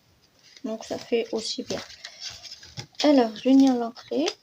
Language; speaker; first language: French; native; French